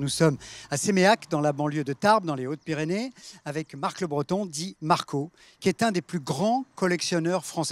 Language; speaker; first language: French; native; French